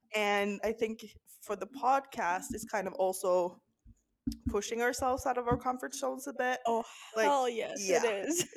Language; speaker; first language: English; non-native, fluent; Norwegian